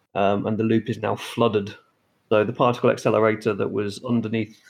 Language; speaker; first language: English; native; English